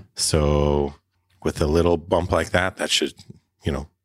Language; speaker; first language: English; native; English